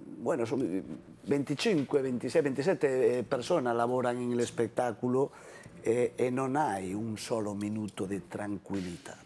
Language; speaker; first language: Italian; non-native, learner; Spanish